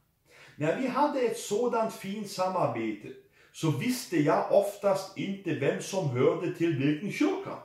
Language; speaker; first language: Swedish; non-native, fluent; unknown